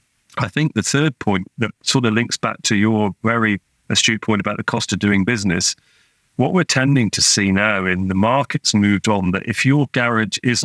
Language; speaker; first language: English; native; English